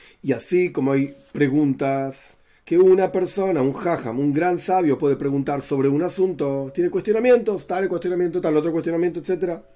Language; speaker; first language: Spanish; native; Spanish